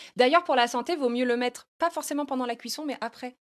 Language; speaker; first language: French; native; French